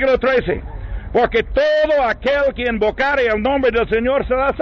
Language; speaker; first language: Spanish; non-native, learner; English